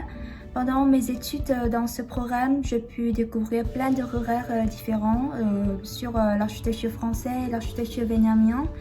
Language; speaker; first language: French; non-native, fluent; Vietnamese